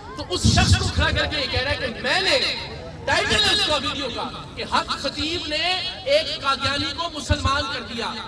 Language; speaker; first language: Urdu; native; Urdu